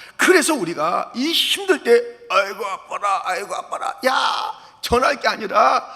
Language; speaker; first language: Korean; native; Korean